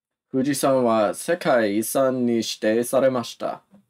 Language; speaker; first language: Japanese; non-native, learner; English